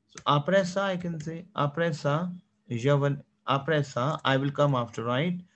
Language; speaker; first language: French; non-native, fluent; Hindi